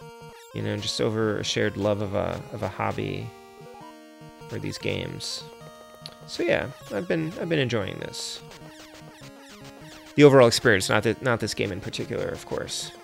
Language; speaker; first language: English; native; English